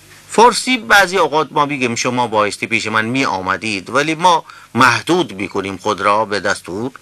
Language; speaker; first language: Persian; non-native, fluent; Urdu